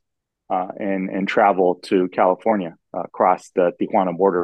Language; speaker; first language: English; native; English